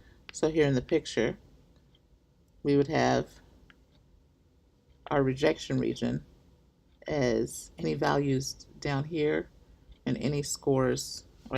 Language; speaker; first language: English; native; English